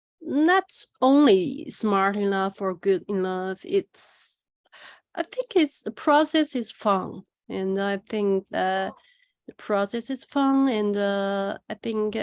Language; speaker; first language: English; non-native, learner; Chinese